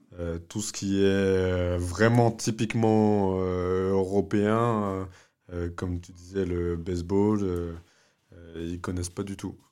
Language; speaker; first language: French; early bilingual, other home language; Vietnamese